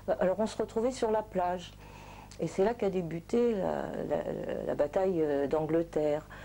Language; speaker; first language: French; native; French